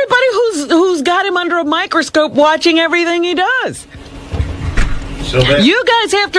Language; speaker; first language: English; native; English